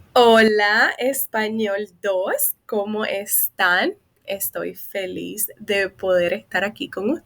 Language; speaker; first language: Spanish; non-native, fluent; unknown